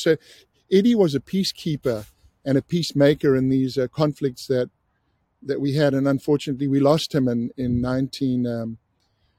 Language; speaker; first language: English; native; English